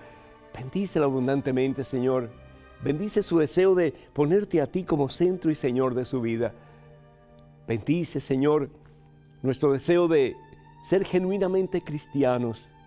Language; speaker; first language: Spanish; native; Spanish